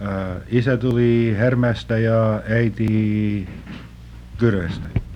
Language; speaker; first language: Finnish; early bilingual, heritage; Finnish